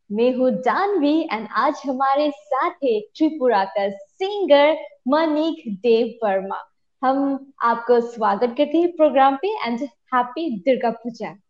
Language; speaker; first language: Hindi; non-native, local second language; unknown